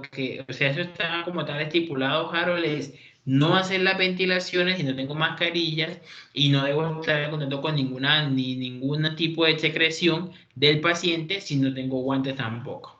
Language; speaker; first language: Spanish; native; Spanish